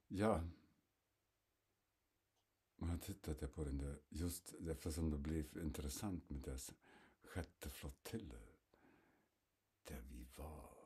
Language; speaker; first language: Swedish; non-native, fluent; German